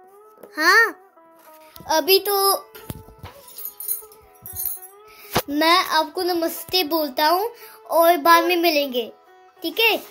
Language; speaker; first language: Hindi; early bilingual, heritage; Hindi